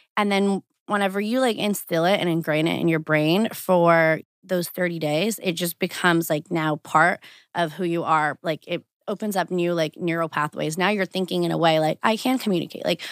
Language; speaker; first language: English; early bilingual, other home language; Portuguese